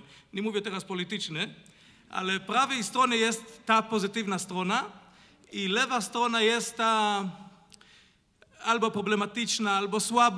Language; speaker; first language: Polish; non-native, learner; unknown